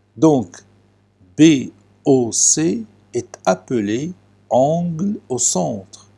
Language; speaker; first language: French; non-native, local second language; Arabic